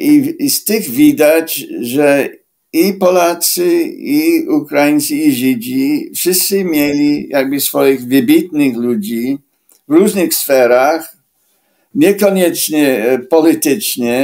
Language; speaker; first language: Polish; non-native, fluent; English